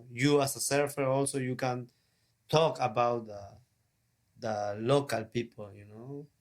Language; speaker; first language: English; non-native, learner; Spanish